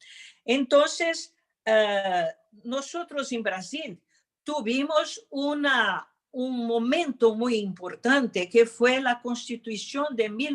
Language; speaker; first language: Spanish; non-native, fluent; Portuguese